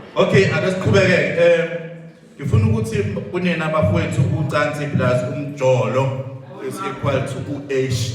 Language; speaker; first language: Zulu; native; Zulu